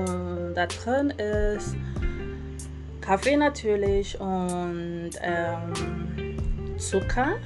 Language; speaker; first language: German; non-native, fluent; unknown